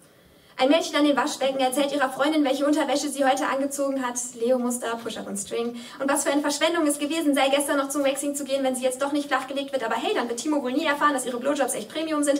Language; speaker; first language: German; native; German